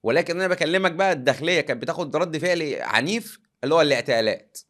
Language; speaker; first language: Arabic; native; Arabic